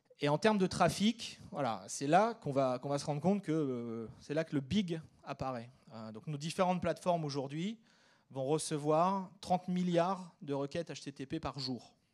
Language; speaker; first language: French; native; French